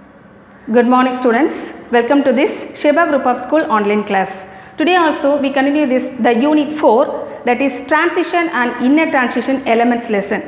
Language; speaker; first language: English; non-native, local second language; Tamil